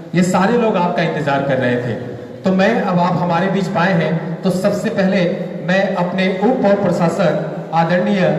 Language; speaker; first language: Hindi; non-native, local second language; Bangla